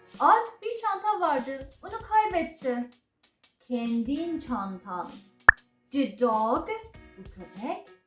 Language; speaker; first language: Turkish; non-native, learner; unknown